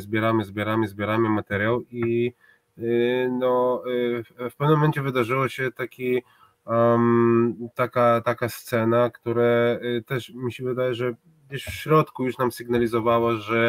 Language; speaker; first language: Polish; non-native, fluent; Hebrew